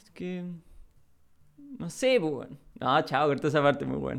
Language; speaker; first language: Spanish; native; Spanish